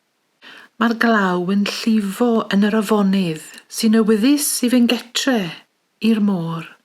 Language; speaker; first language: Welsh; native; Welsh